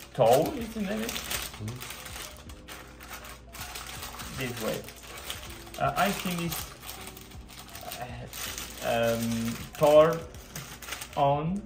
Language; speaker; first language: English; non-native, learner; Spanish